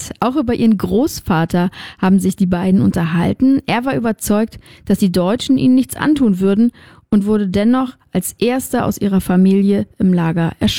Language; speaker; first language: German; native; German